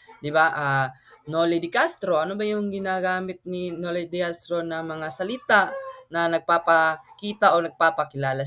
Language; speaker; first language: Filipino; non-native, local second language; Cebuano